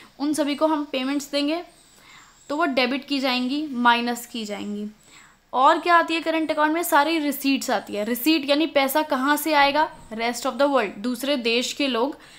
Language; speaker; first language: Hindi; native; Hindi